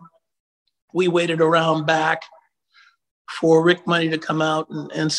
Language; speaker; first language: English; native; English